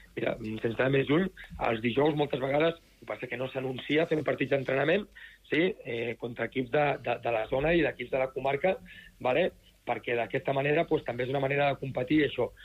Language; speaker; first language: Catalan; native; Catalan